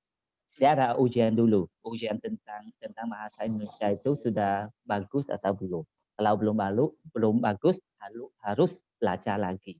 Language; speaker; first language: Indonesian; non-native, learner; Khmer